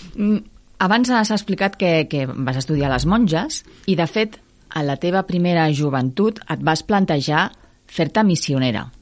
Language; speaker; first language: Catalan; native; Catalan